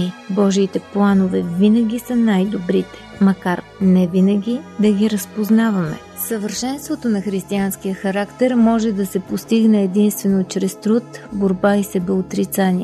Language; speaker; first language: Bulgarian; native; Bulgarian